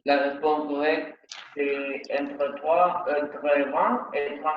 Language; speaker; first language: French; non-native, learner; Spanish